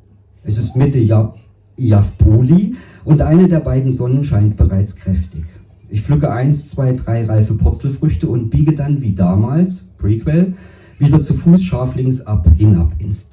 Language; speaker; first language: German; native; German